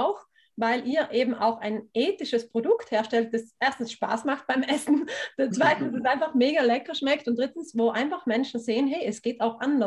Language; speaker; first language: German; native; German